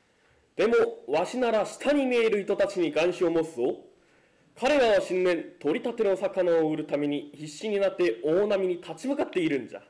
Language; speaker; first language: Japanese; non-native, fluent; Korean